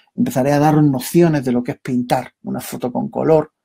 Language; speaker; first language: Spanish; native; Spanish